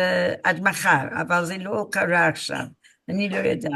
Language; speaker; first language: Hebrew; non-native, learner; English